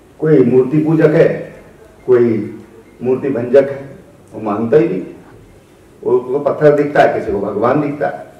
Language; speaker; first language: Hindi; native; Hindi